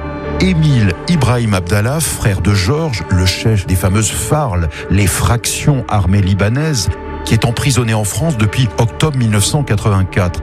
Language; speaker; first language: French; native; French